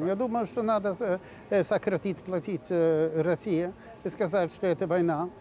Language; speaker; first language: Russian; non-native, fluent; Swedish